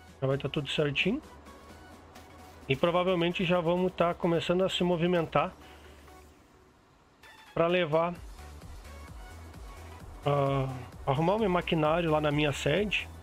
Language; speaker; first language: Portuguese; native; Portuguese